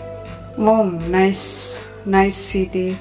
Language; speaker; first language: English; non-native, learner; Indonesian